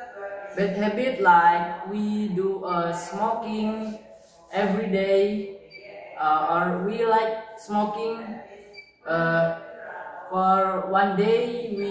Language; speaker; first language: English; non-native, learner; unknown